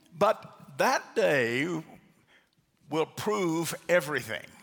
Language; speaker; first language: English; native; English